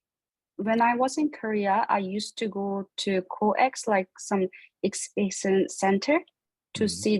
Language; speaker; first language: English; non-native, learner; Korean